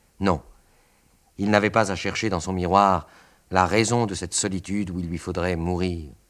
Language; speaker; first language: French; native; French